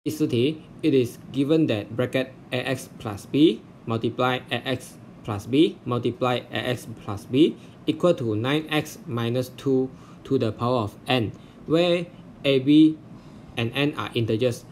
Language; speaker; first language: English; non-native, local second language; Chinese